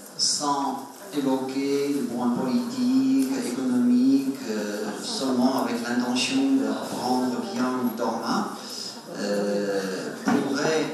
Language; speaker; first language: French; non-native, fluent; Chinese